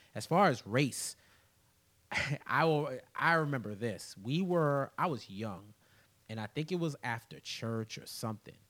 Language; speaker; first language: English; early bilingual, other home language; Haitian Creole